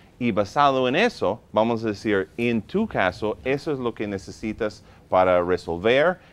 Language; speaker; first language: Spanish; non-native, fluent; English